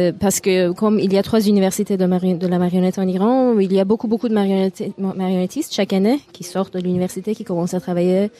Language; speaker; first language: French; non-native, fluent; Persian